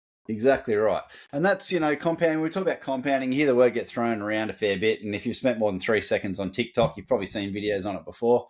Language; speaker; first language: English; native; English